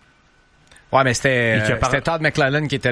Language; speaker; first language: French; native; French